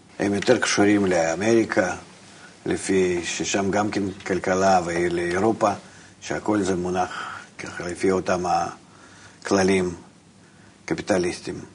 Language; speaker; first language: Hebrew; non-native, fluent; Russian